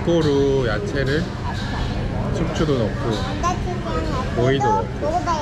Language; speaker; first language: Korean; native; Korean